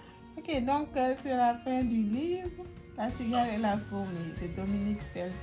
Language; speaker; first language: French; non-native, learner; English